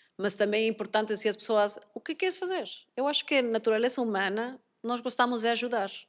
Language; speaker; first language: Portuguese; non-native, fluent; Spanish